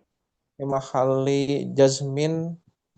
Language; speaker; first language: Arabic; non-native, learner; Indonesian